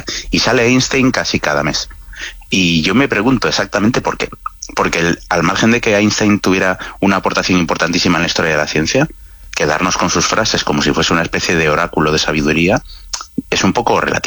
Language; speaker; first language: Spanish; native; Spanish